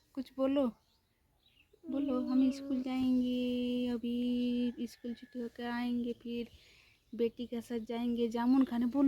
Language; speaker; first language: Hindi; non-native, local second language; Bangla